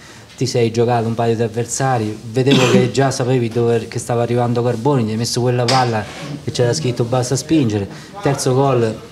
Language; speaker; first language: Italian; native; Italian